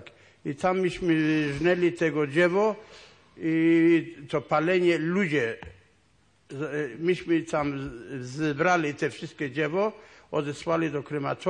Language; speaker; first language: Polish; non-native, local second language; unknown